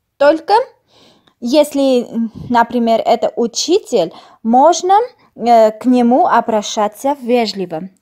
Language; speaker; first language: Russian; non-native, fluent; Armenian